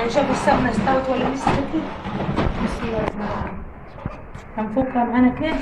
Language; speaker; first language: Arabic; native; Arabic